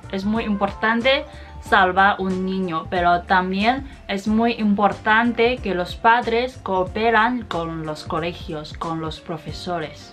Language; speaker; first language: Spanish; non-native, fluent; Chinese